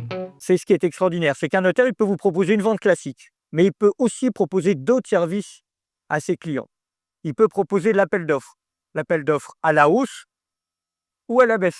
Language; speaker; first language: French; native; French